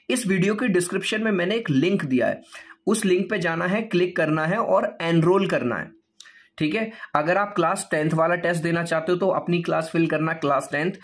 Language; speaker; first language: Hindi; native; Hindi